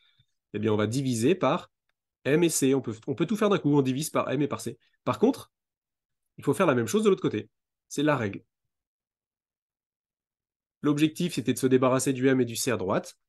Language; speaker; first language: French; native; French